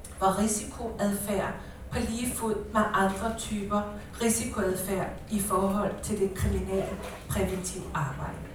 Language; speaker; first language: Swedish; non-native, learner; Danish